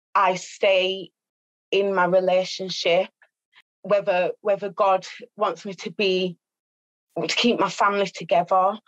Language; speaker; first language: English; native; English